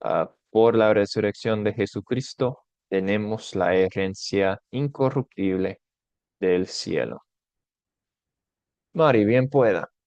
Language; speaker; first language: Spanish; non-native, fluent; English